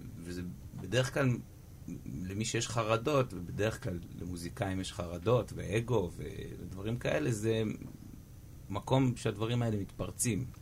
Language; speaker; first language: Hebrew; native; Hebrew